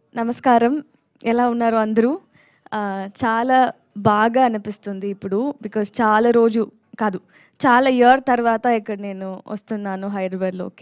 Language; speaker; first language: Telugu; non-native, learner; Tamil